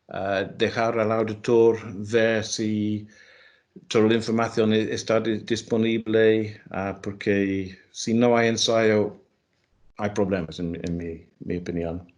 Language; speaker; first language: Spanish; non-native, fluent; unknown